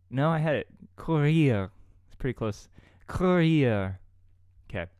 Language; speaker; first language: English; native; English